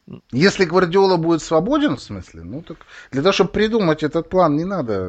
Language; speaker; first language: Russian; native; Russian